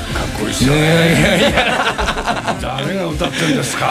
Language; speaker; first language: Japanese; native; Japanese